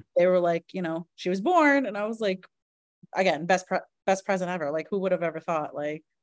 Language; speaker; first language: English; early bilingual, other home language; Spanish